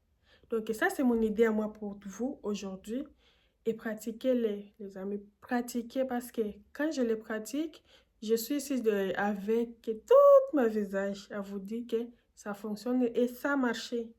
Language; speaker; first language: French; non-native, fluent; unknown